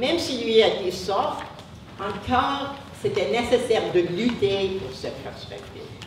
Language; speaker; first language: French; non-native, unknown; English